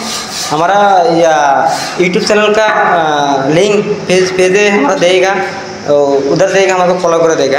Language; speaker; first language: Hindi; non-native, learner; Bangla